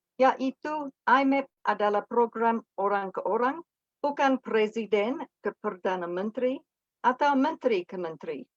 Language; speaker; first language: Indonesian; non-native, fluent; English